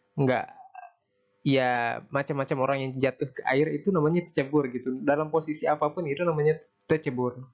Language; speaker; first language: Indonesian; native; Indonesian